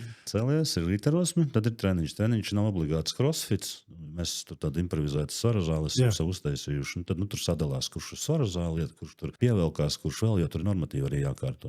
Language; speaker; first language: Latvian; native; Latvian